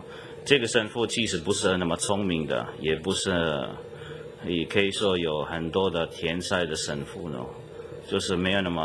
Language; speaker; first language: Chinese; non-native, fluent; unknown